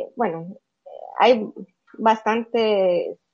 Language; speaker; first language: Spanish; native; Spanish